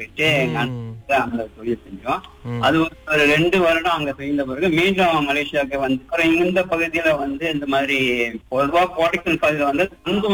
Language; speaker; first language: Tamil; early bilingual, heritage; Tamil